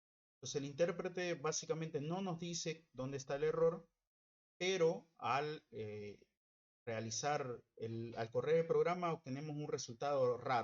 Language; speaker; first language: Spanish; native; Spanish